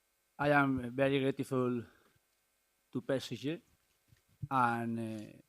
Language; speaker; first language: English; non-native, learner; Spanish